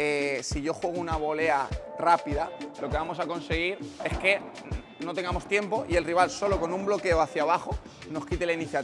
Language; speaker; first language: Spanish; native; Spanish